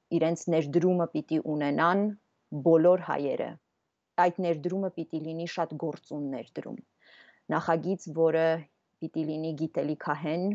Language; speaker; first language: Armenian; native; Armenian